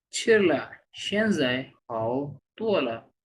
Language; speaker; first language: Chinese; non-native, learner; Urdu